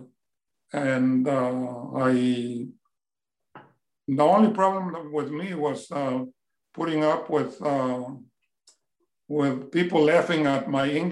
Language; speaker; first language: English; non-native, fluent; Spanish